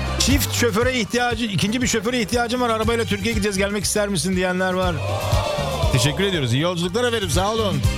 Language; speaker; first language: Turkish; early bilingual, heritage; Turkish